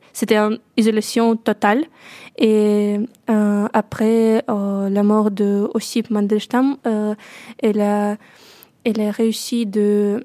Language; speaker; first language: French; non-native, learner; Russian